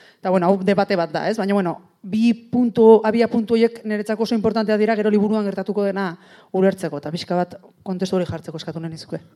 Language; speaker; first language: Basque; native; Basque